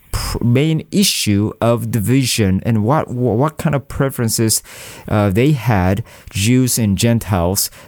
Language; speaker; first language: English; non-native, fluent; Korean